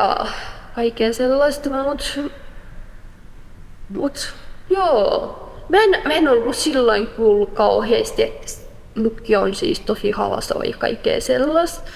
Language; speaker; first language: Finnish; non-native, fluent; Persian